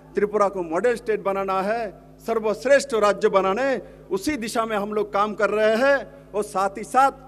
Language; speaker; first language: Hindi; non-native, local second language; Bangla